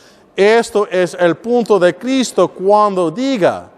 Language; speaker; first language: Spanish; non-native, learner; English